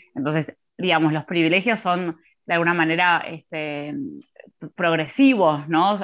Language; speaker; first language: Spanish; native; Spanish